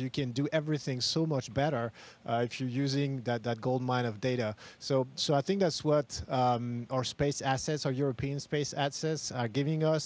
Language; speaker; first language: English; non-native, fluent; French